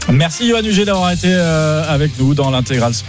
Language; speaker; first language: French; native; French